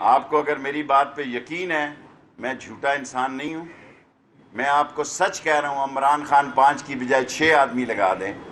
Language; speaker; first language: Urdu; non-native, local second language; Punjabi